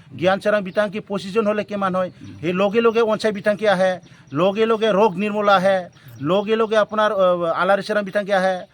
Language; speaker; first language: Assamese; non-native, local second language; Bodo